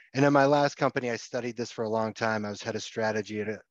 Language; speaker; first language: English; native; English